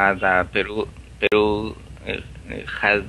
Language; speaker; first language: English; non-native, learner; Spanish